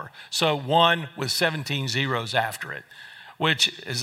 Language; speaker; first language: English; native; English